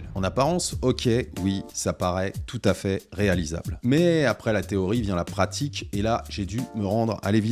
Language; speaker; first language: French; native; French